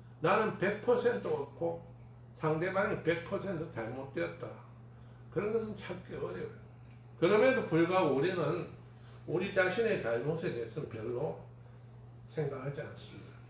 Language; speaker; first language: Korean; native; Korean